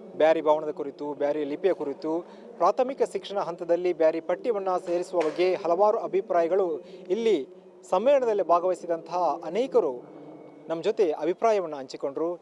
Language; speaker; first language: Kannada; non-native, local second language; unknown